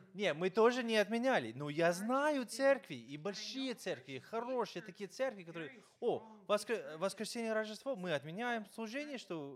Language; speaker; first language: Russian; non-native, fluent; English